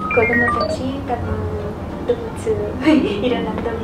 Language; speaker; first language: Japanese; non-native, learner; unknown